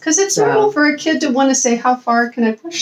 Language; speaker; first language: English; native; English